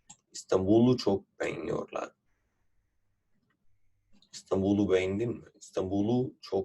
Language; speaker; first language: Turkish; non-native, fluent; Urdu